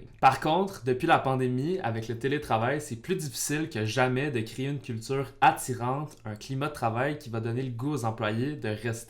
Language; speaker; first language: French; native; French